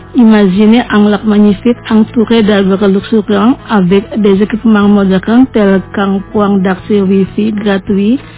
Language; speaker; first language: French; non-native, fluent; Indonesian